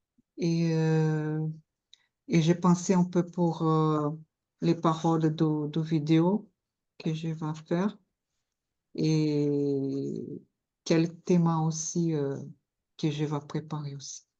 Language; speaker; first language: French; non-native, learner; Portuguese